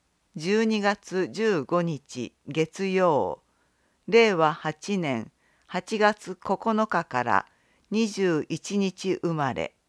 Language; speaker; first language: Japanese; native; Japanese